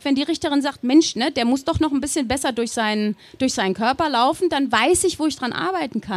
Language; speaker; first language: German; native; German